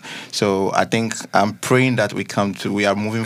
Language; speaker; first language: English; non-native, local second language; Akan